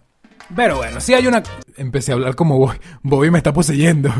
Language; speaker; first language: Spanish; native; Spanish